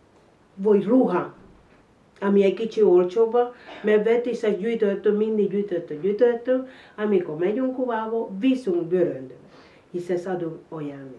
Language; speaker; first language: Hungarian; non-native, learner; Spanish